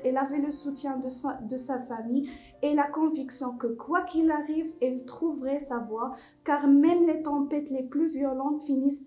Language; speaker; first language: French; non-native, local second language; Arabic